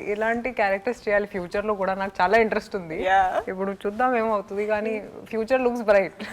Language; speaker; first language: Telugu; non-native, learner; Hindi